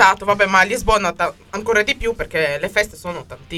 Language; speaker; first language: Italian; native; Italian